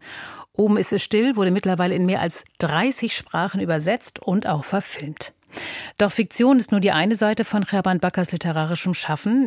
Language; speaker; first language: German; native; German